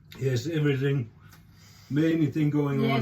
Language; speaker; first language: English; non-native, learner; Danish